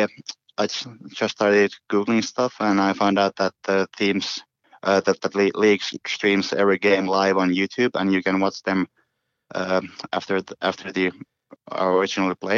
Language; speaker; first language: English; non-native, fluent; Finnish